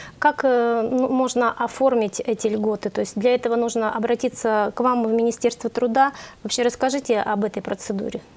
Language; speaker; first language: Russian; native; Russian